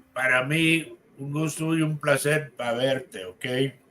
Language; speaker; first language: Spanish; early bilingual, other home language; English